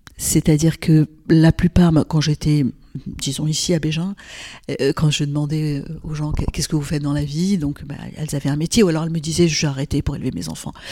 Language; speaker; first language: French; non-native, local second language; Arabic